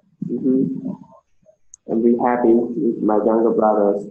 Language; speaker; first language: English; non-native, learner; Vietnamese